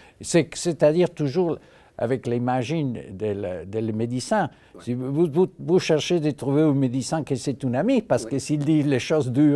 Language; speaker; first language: French; non-native, fluent; Spanish